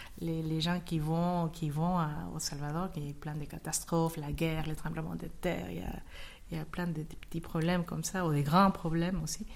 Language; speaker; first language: French; non-native, fluent; Spanish